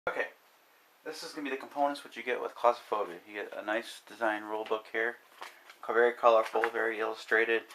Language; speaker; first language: English; native; English